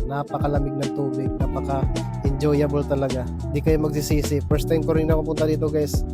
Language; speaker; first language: Filipino; non-native, local second language; Cebuano